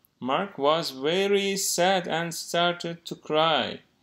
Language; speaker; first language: English; non-native, fluent; Turkish